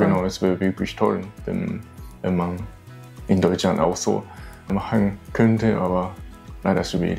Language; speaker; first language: German; non-native, learner; Japanese